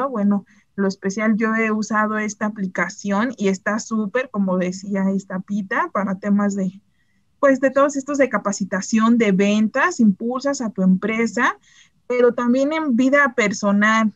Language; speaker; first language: Spanish; native; Spanish